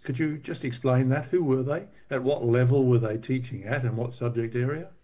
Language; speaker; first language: English; native; English